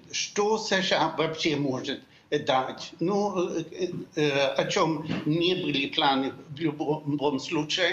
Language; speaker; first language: Russian; non-native, fluent; Swedish